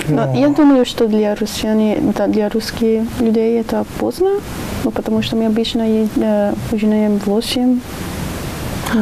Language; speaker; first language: Russian; non-native, learner; Italian